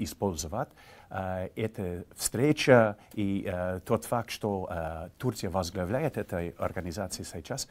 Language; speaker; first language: Russian; non-native, fluent; English